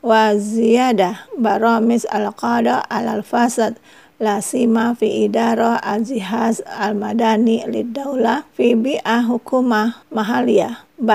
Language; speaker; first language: Arabic; non-native, learner; Indonesian